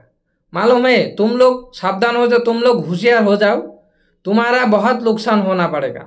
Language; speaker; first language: Hindi; non-native, learner; Bangla